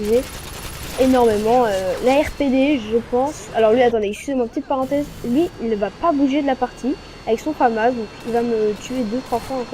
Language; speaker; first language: French; native; French